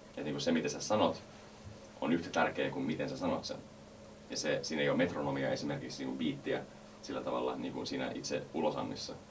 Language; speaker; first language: Finnish; early bilingual, heritage; Finnish